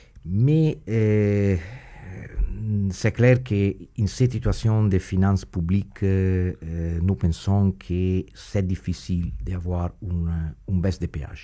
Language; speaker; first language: French; non-native, fluent; Italian